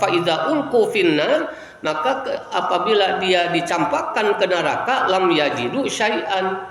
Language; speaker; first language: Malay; non-native, local second language; Sundanese